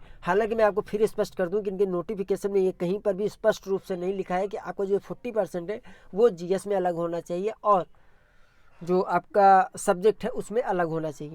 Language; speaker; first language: Hindi; native; Hindi